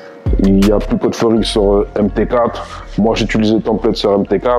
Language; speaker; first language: French; native; French